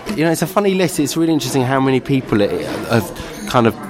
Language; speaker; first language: English; native; English